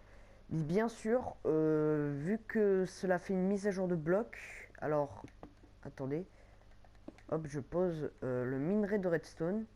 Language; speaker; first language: French; native; French